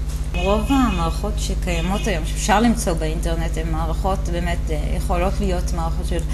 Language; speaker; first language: Hebrew; native; Hebrew